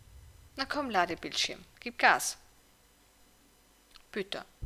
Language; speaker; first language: German; native; German